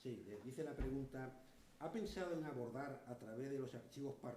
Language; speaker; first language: Spanish; native; Spanish